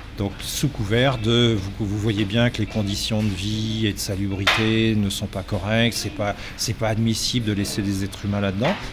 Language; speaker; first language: French; native; French